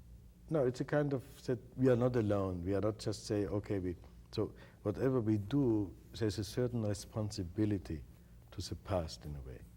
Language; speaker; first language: English; non-native, fluent; German